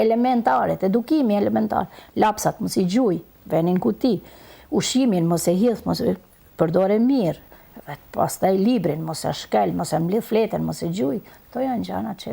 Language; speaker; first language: Albanian; native; Albanian